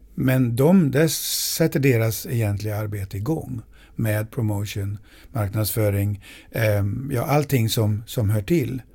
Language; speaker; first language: Swedish; native; Swedish